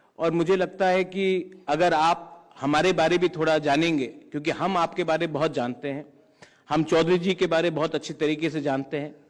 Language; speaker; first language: Hindi; non-native, local second language; Kok Borok